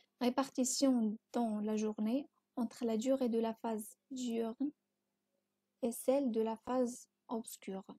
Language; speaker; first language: French; non-native, local second language; Arabic